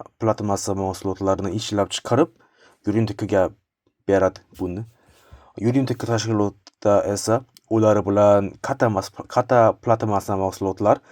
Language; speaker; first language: Uzbek; non-native, learner; Korean